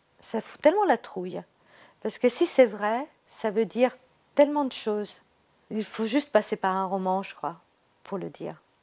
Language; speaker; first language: French; non-native, fluent; Italian